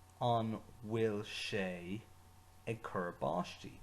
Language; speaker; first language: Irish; non-native, local second language; English